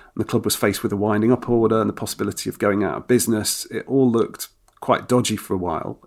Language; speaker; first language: English; native; English